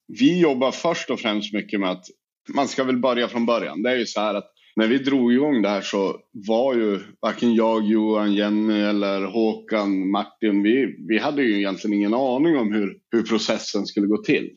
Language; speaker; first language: Swedish; native; Swedish